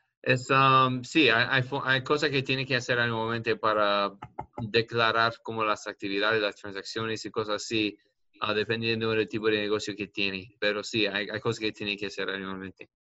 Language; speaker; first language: Spanish; non-native, learner; English